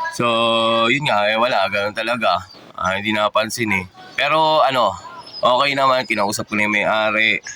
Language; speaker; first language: Filipino; native; Filipino